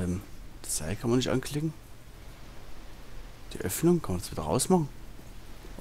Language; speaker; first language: German; native; German